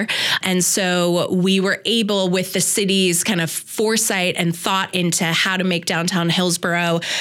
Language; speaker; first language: English; native; English